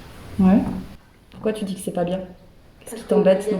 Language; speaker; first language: French; native; French